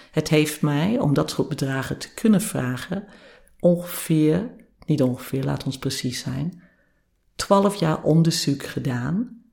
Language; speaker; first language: Dutch; non-native, fluent; English